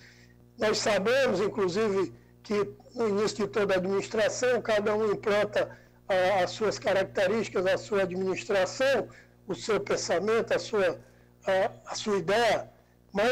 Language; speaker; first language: Portuguese; native; Portuguese